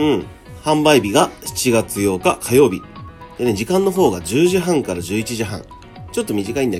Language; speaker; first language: Japanese; native; Japanese